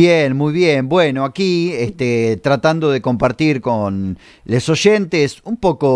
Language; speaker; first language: Spanish; native; Spanish